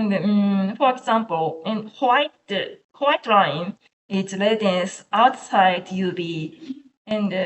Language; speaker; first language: English; non-native, learner; Japanese